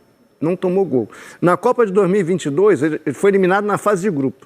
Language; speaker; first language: Portuguese; native; Portuguese